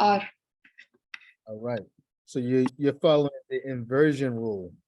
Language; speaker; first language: English; native; English